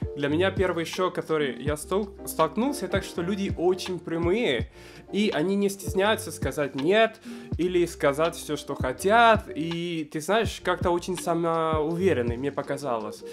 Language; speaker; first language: Russian; non-native, fluent; Spanish